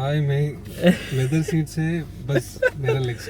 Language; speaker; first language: Hindi; non-native, local second language; Telugu